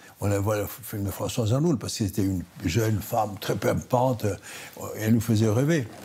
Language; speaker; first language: French; non-native, fluent; Greek